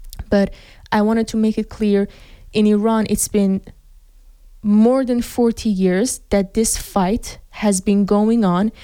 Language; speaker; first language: English; non-native, fluent; Persian